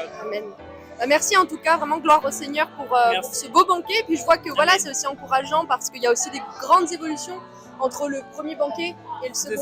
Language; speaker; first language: French; native; French